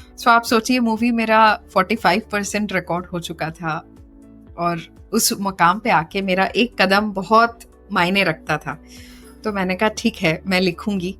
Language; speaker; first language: Hindi; non-native, local second language; Marathi